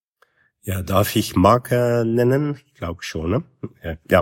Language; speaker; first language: German; non-native, fluent; Dutch